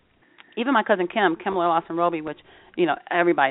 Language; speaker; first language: English; native; English